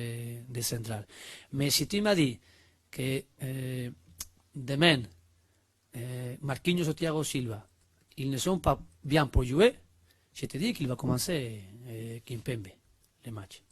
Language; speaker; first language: French; non-native, learner; Spanish